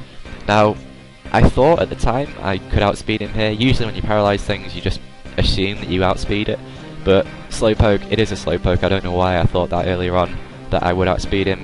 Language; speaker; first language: English; native; English